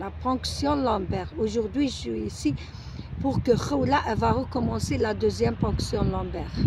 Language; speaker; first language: French; non-native, local second language; Arabic